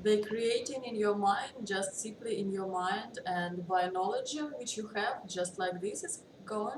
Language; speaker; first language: English; non-native, learner; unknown